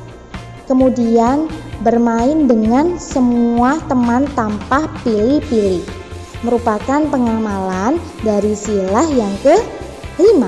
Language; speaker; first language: Indonesian; native; Indonesian